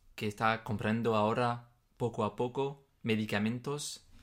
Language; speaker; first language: Spanish; non-native, fluent; French